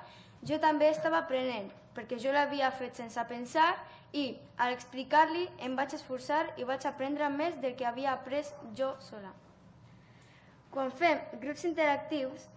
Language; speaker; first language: Catalan; early bilingual, other home language; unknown